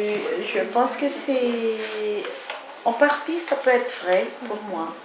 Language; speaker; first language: French; non-native, local second language; Malagasy